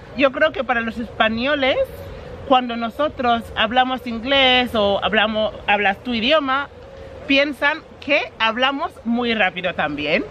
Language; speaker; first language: Spanish; non-native, fluent; English